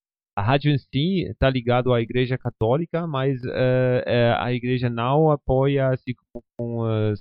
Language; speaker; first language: Portuguese; non-native, fluent; Spanish